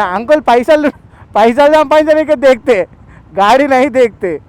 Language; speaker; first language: Hindi; non-native, local second language; Telugu